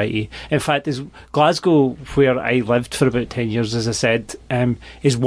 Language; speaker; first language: English; native; English